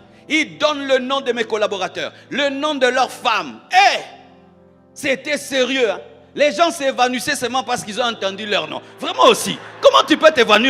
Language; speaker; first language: French; non-native, local second language; Lingala